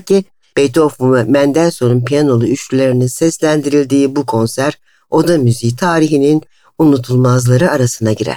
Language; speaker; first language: Turkish; native; Turkish